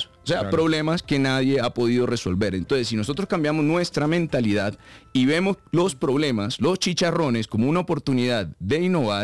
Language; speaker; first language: Spanish; native; Spanish